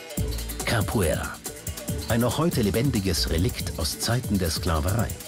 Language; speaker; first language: German; native; German